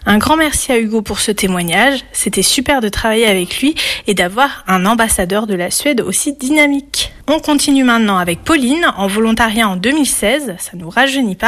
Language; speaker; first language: French; native; French